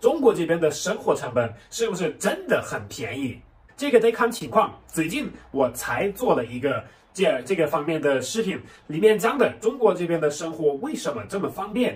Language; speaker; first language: Chinese; non-native, fluent; German